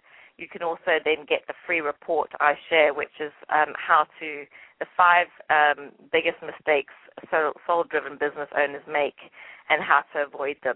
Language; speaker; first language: English; native; English